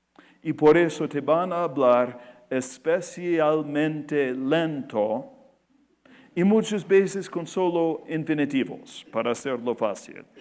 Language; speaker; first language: Spanish; non-native, fluent; English